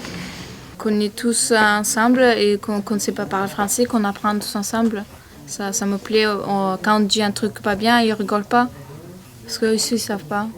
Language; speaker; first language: French; non-native, learner; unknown